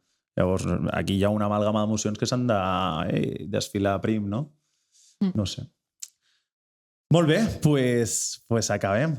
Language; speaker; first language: Catalan; native; Catalan